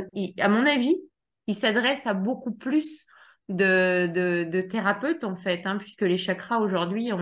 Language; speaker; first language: French; native; French